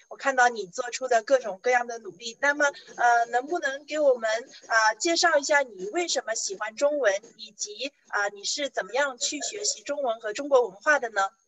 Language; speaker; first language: Chinese; native; Chinese